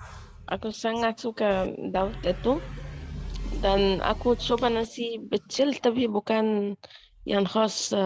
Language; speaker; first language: Indonesian; non-native, learner; Arabic